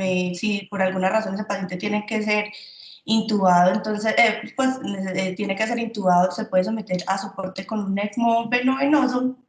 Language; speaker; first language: Spanish; native; Spanish